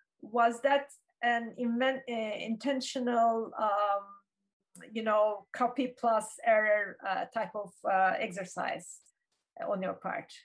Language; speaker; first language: English; non-native, fluent; Turkish